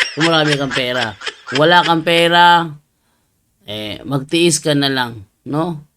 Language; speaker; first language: Filipino; native; Filipino